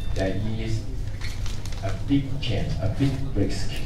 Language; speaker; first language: English; non-native, fluent; Thai